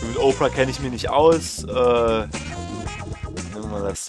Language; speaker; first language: German; native; German